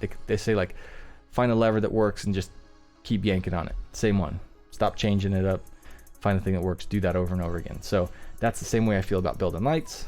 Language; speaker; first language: English; native; English